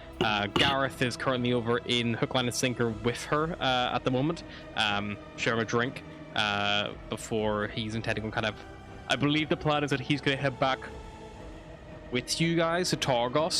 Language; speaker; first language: English; native; English